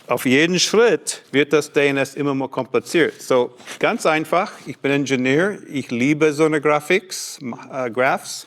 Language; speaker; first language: German; non-native, learner; English